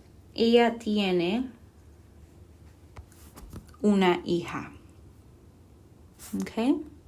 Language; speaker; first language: Spanish; non-native, fluent; English